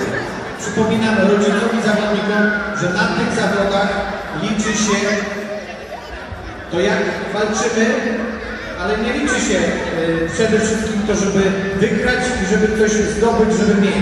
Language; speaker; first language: Polish; native; Polish